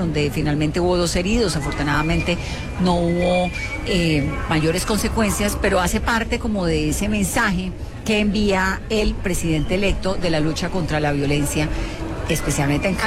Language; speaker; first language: Spanish; native; Spanish